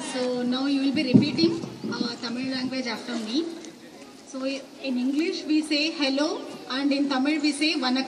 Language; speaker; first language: English; non-native, local second language; Tamil